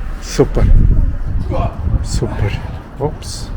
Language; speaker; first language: English; non-native, learner; Polish